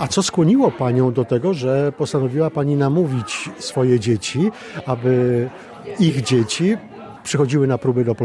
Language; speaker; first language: Polish; native; Polish